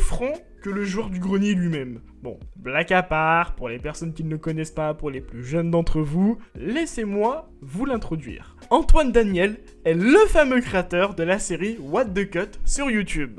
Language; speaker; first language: French; native; French